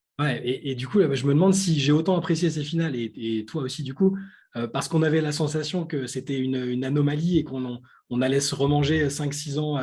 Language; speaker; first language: French; native; French